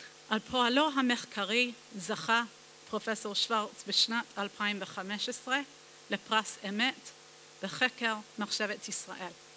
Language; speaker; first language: Hebrew; native; Hebrew